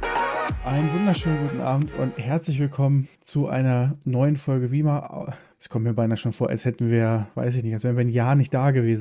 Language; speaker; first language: German; native; German